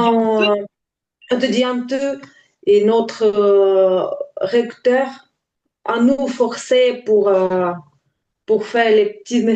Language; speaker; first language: French; non-native, learner; Ukrainian